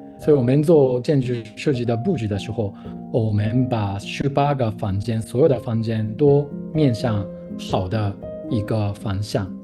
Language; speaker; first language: Chinese; non-native, fluent; Japanese